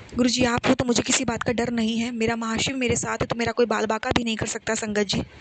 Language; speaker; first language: Hindi; native; Hindi